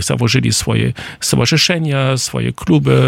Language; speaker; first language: Polish; non-native, fluent; German